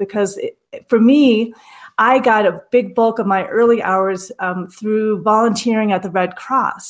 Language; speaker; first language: English; native; English